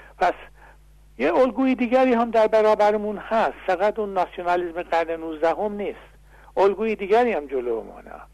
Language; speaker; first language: Persian; non-native, local second language; Azerbaijani